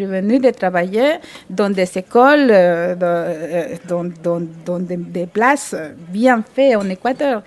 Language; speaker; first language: French; non-native, fluent; Spanish